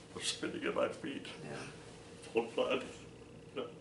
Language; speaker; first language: English; native; English